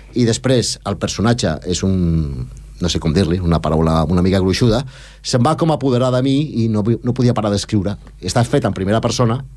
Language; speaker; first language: Catalan; native; Catalan